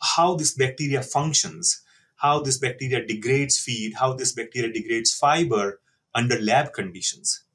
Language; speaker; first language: English; non-native, local second language; Hindi